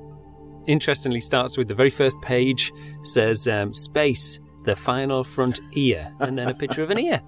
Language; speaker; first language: English; native; English